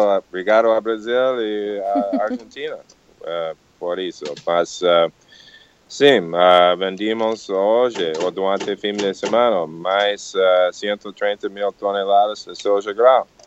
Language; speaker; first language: Portuguese; non-native, learner; English